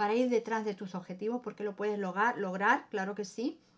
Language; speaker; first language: Spanish; early bilingual, heritage; German